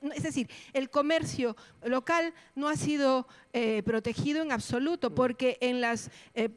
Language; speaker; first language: Spanish; native; Spanish